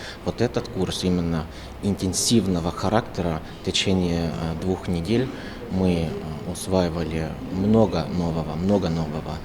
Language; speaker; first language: Russian; non-native, fluent; Finnish